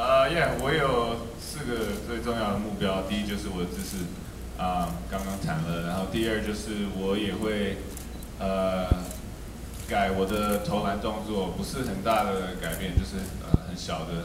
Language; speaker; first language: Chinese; early bilingual, heritage; English